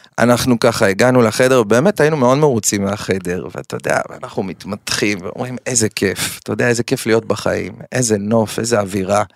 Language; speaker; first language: Hebrew; native; Hebrew